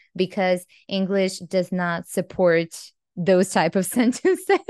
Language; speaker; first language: English; non-native, fluent; Croatian